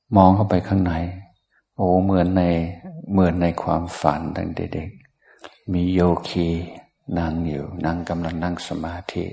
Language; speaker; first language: Thai; non-native, fluent; English